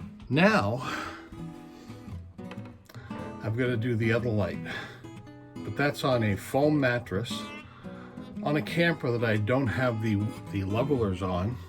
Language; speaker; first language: English; native; English